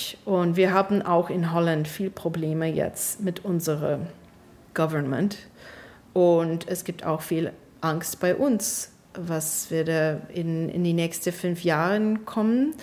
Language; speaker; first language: German; non-native, fluent; English